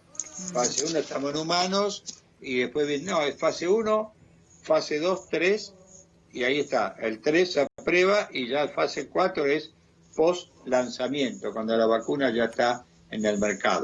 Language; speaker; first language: Spanish; native; Spanish